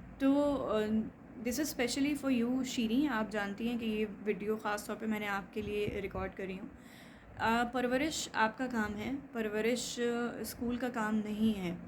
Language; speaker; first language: Urdu; native; Urdu